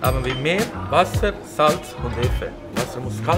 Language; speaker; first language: German; non-native, learner; Italian